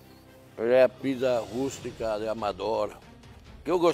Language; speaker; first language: Portuguese; non-native, fluent; French